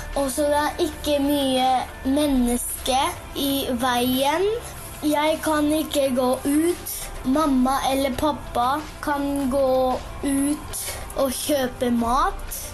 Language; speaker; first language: Norwegian; early bilingual, heritage; Japanese